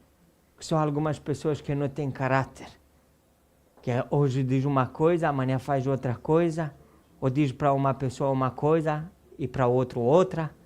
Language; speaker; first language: Portuguese; non-native, fluent; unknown